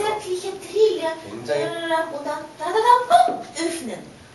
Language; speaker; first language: German; non-native, fluent; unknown